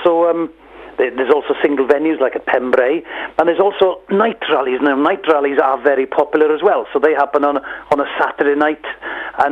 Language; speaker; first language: English; native; English